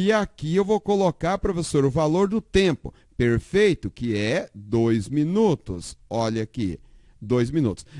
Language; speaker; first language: Portuguese; native; Portuguese